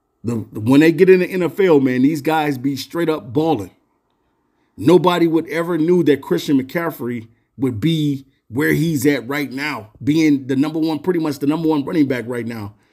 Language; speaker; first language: English; native; English